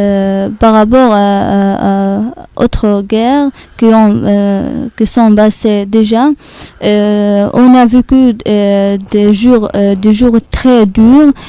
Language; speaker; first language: French; non-native, learner; Arabic